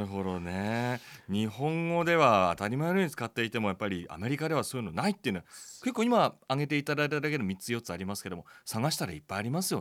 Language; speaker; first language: Japanese; native; Japanese